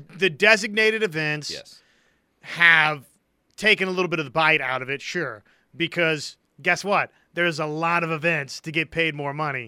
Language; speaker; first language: English; native; English